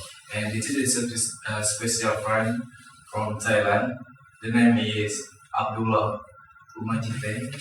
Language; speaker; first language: English; non-native, learner; Indonesian